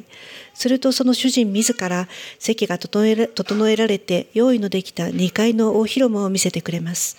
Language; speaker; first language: Japanese; native; Japanese